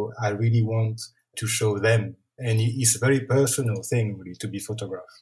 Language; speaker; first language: English; non-native, fluent; French